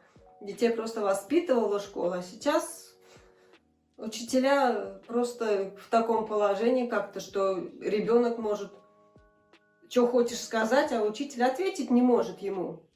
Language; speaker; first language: Russian; native; Russian